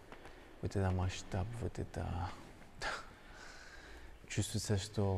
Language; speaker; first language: Russian; non-native, fluent; Greek